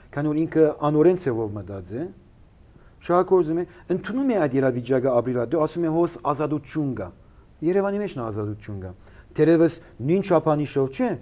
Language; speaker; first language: Armenian; early bilingual, heritage; Armenian